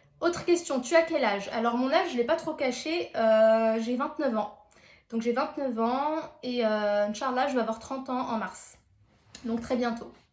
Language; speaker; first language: French; early bilingual, other home language; Arabic